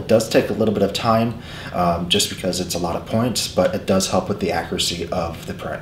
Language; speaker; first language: English; native; English